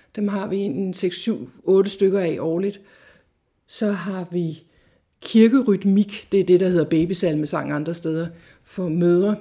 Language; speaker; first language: Danish; native; Danish